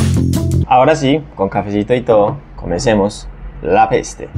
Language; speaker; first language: Spanish; native; Spanish